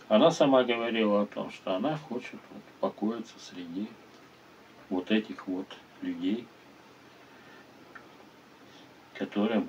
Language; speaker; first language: Russian; native; Russian